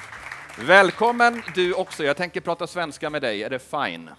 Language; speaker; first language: Swedish; native; Swedish